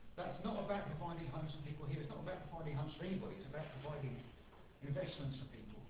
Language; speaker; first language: English; native; English